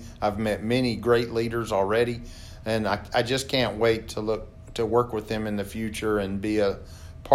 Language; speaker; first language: English; native; English